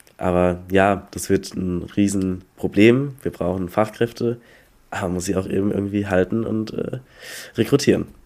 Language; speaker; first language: German; native; German